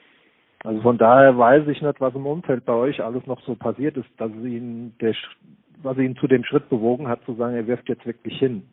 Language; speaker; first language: German; native; German